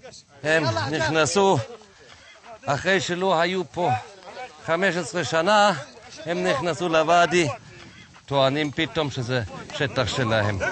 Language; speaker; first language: Hebrew; non-native, fluent; German